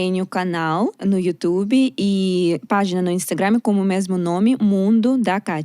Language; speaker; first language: Portuguese; non-native, learner; Russian